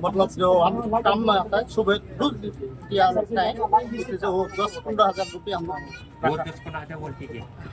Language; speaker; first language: Hindi; non-native, local second language; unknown